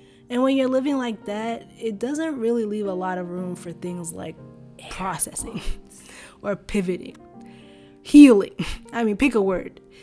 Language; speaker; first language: English; early bilingual, other home language; Arabic